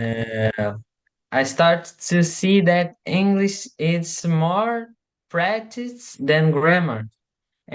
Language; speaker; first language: English; non-native, learner; Portuguese